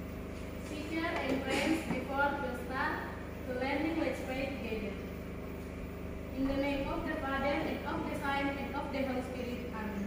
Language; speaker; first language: English; non-native, learner; Indonesian